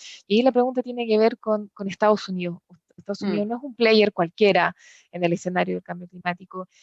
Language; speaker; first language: Spanish; native; Spanish